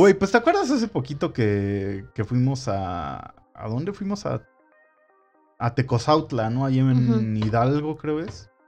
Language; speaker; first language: Spanish; native; Spanish